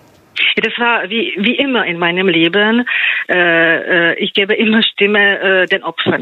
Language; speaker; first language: German; non-native, fluent; Czech